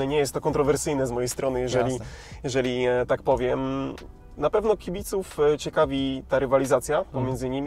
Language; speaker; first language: Polish; native; Polish